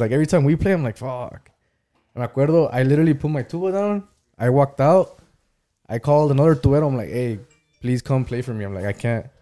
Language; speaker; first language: English; early bilingual, other home language; Spanish